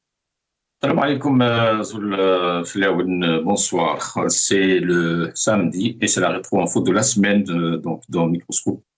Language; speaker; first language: French; non-native, local second language; Arabic